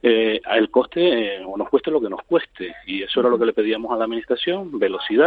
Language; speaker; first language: Spanish; native; Spanish